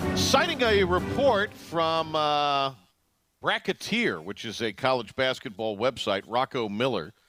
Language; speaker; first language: English; native; English